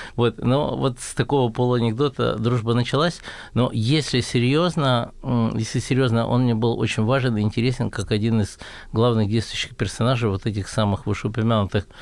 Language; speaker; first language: Russian; native; Russian